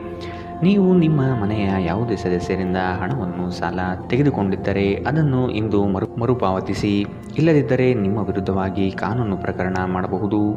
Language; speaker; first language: Kannada; native; Kannada